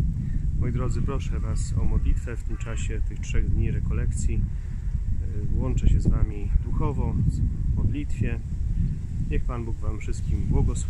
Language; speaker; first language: Polish; native; Polish